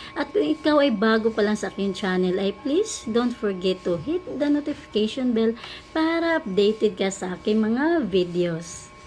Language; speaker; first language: Filipino; native; Filipino